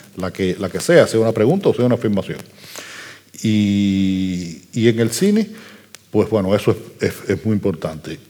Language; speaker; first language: Spanish; native; Spanish